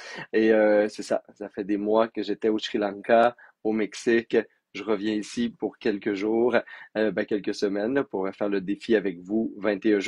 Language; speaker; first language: French; native; French